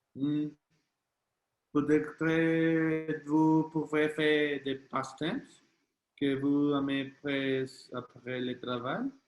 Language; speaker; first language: French; non-native, learner; Spanish